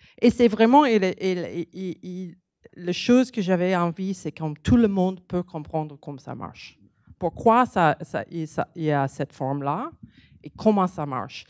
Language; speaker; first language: French; non-native, learner; English